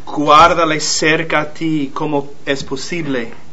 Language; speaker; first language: Spanish; non-native, learner; English